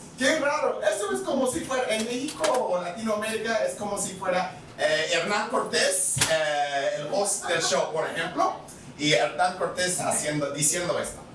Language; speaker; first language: Spanish; non-native, fluent; English